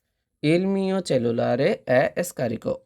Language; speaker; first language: Italian; non-native, fluent; Bangla